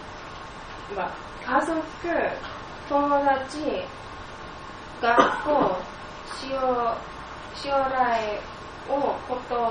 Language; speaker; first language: Japanese; non-native, learner; English